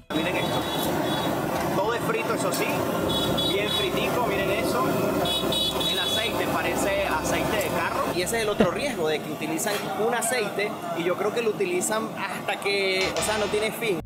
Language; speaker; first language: Spanish; native; Spanish